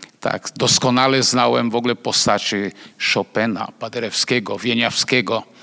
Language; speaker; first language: Polish; non-native, fluent; Portuguese